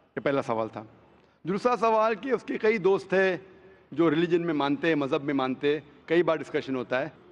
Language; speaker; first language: Hindi; non-native, local second language; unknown